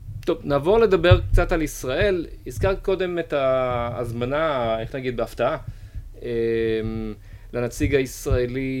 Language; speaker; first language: Hebrew; native; Hebrew